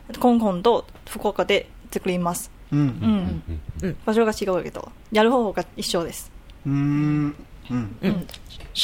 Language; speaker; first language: Japanese; non-native, learner; Cantonese